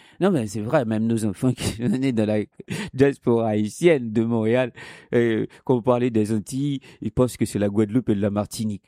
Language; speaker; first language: French; non-native, local second language; Haitian Creole